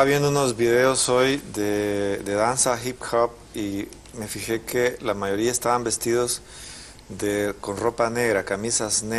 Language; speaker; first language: Spanish; native; Spanish